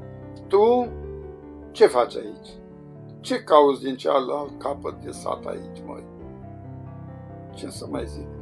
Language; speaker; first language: Romanian; native; Romanian